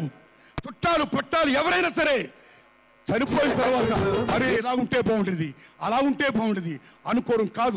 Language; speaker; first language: Telugu; native; Telugu